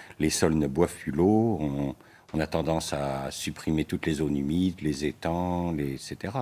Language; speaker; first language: French; native; French